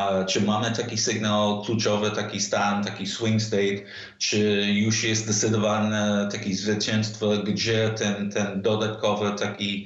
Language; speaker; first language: Polish; non-native, fluent; English